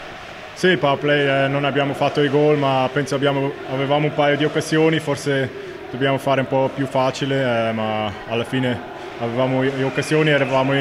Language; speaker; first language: Italian; non-native, local second language; German